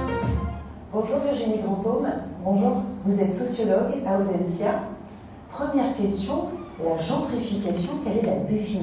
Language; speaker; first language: French; native; French